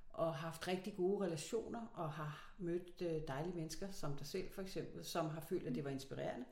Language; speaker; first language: Danish; native; Danish